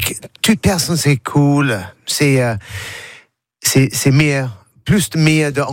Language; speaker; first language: French; non-native, learner; English